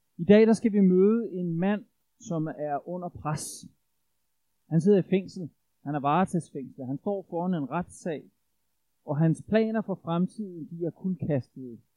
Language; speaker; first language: Danish; native; Danish